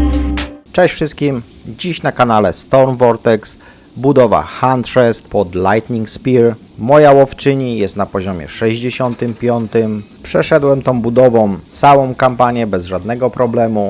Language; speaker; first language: Polish; native; Polish